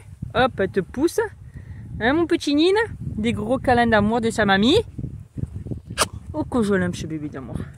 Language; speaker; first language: French; native; French